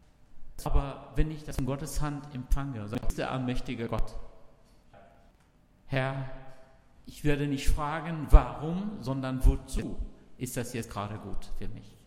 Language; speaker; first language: German; non-native, learner; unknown